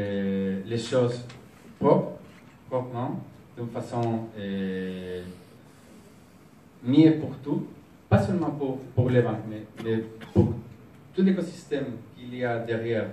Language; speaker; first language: French; non-native, learner; Spanish